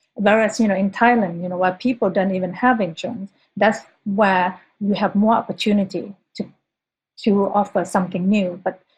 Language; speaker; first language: English; non-native, fluent; Thai